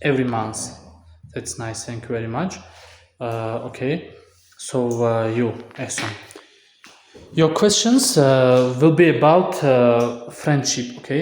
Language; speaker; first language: English; non-native, fluent; Tajik